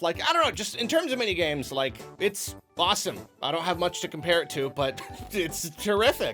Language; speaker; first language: English; native; English